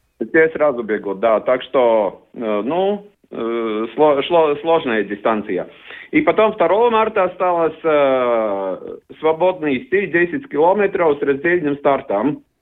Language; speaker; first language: Russian; non-native, learner; Latvian